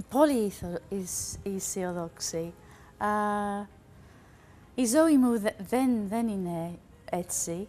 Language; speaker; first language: Greek; non-native, learner; English